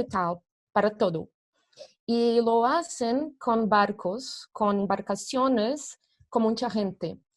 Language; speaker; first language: Spanish; non-native, fluent; Portuguese